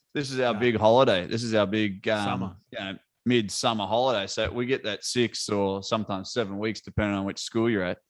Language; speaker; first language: English; native; English